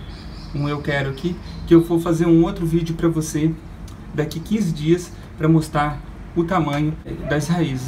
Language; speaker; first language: Portuguese; native; Portuguese